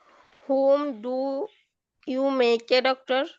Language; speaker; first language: English; non-native, learner; Bangla